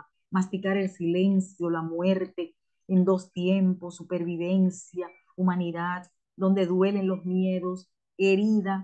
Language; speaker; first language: Spanish; native; Spanish